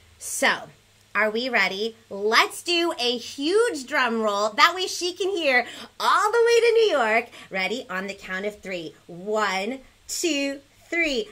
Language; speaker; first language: English; early bilingual, other home language; Spanish